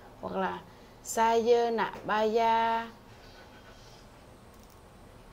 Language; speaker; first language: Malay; non-native, fluent; Vietnamese